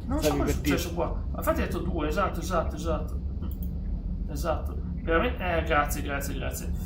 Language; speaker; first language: Italian; native; Italian